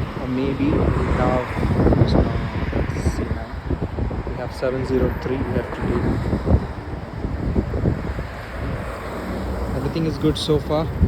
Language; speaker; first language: English; non-native, local second language; Hindi